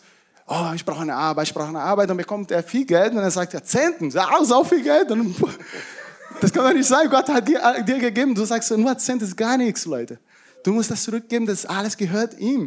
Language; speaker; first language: German; non-native, fluent; Portuguese